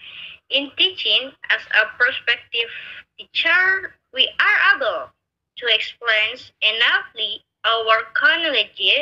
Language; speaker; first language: English; non-native, learner; Indonesian